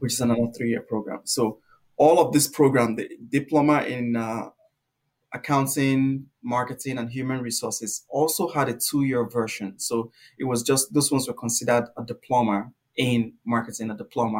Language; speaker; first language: English; non-native, local second language; Igbo